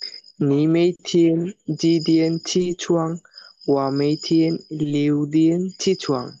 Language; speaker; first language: Chinese; non-native, learner; Bangla